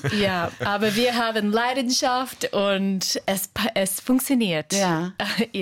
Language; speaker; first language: German; non-native, fluent; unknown